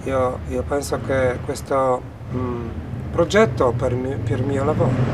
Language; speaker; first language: Italian; non-native, learner; Polish